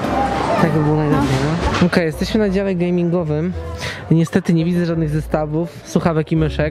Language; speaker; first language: Polish; native; Polish